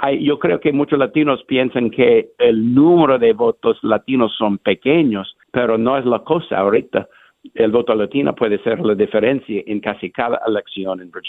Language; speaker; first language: Spanish; non-native, fluent; English